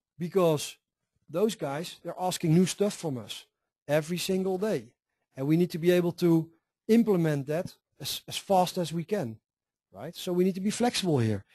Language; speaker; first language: English; non-native, fluent; Dutch